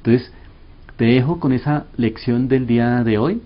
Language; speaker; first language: Spanish; early bilingual, other home language; Korean